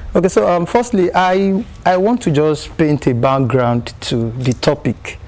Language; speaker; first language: English; non-native, local second language; Yoruba